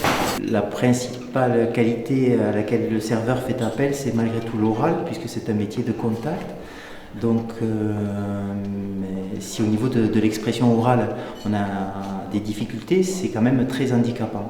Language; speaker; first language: French; native; French